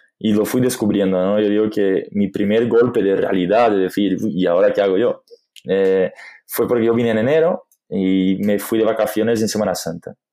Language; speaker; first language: Spanish; non-native, fluent; Portuguese